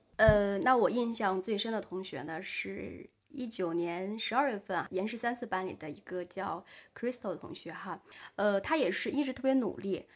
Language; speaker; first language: Chinese; native; Chinese